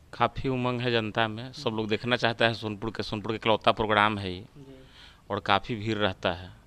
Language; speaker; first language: Hindi; native; Hindi